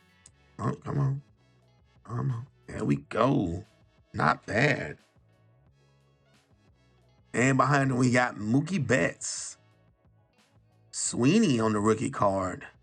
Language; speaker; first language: English; native; English